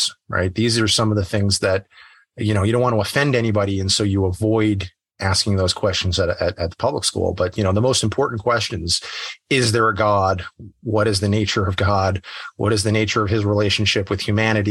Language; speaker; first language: English; native; English